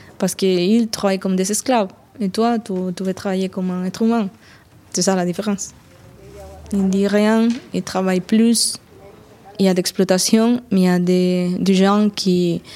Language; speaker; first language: French; non-native, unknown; Spanish